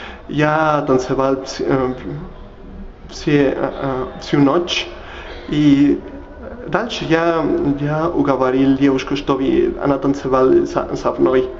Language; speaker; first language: Russian; non-native, learner; Spanish